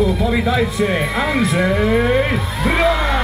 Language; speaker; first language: Polish; native; Polish